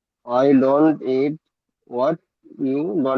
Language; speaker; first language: English; non-native, learner; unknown